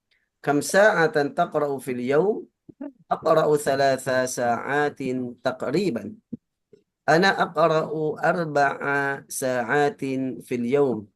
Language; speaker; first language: Arabic; non-native, fluent; Indonesian